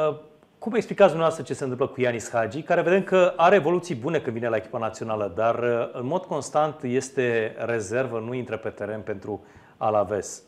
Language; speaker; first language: Romanian; native; Romanian